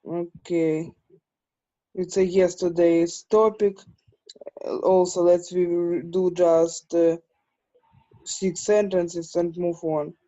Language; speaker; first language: English; non-native, fluent; Ukrainian